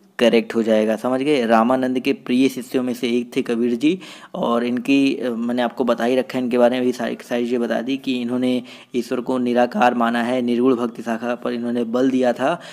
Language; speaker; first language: Hindi; native; Hindi